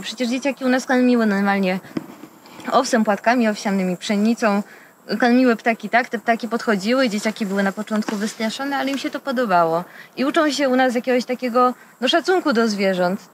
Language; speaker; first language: Polish; native; Polish